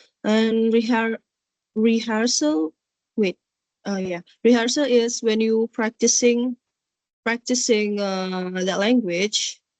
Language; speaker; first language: English; non-native, learner; Indonesian